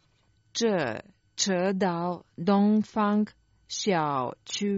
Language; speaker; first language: Chinese; non-native, learner; Croatian